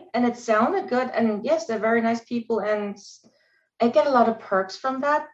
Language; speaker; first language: English; non-native, fluent; German